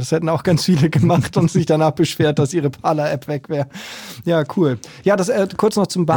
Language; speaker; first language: German; native; German